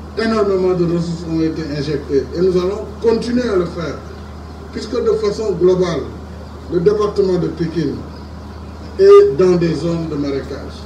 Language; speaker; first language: French; non-native, local second language; Wolof